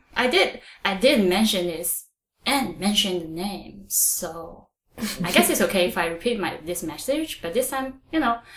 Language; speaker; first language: English; non-native, fluent; Chinese